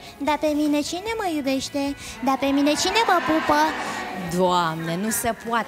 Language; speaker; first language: Romanian; native; Romanian